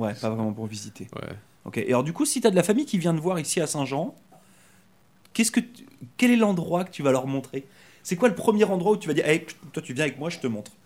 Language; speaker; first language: French; native; French